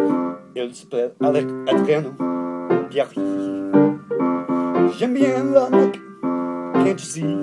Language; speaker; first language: French; non-native, learner; English